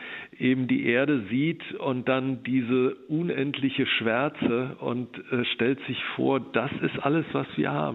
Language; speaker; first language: German; native; German